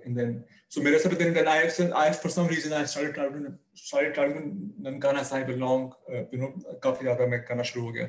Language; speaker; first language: English; non-native, local second language; Urdu